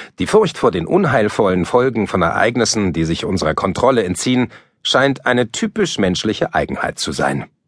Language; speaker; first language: German; native; German